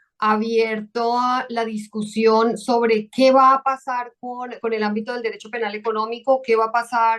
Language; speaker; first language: Spanish; native; Spanish